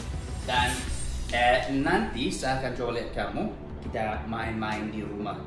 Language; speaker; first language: Indonesian; non-native, learner; English